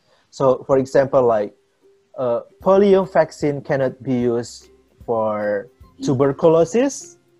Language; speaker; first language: English; non-native, fluent; Indonesian